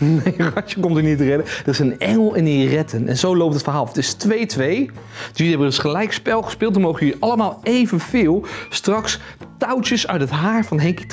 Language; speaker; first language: Dutch; native; Dutch